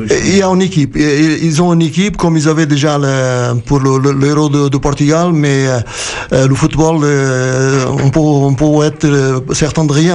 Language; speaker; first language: French; non-native, fluent; Portuguese